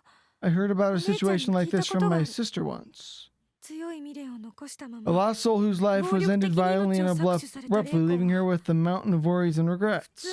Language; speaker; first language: English; native; English